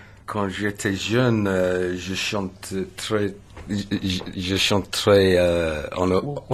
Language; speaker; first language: French; non-native, learner; English